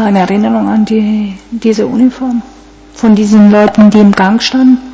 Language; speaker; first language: German; non-native, fluent; Italian